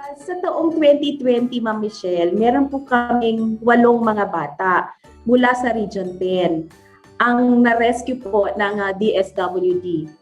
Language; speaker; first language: Filipino; non-native, local second language; Cebuano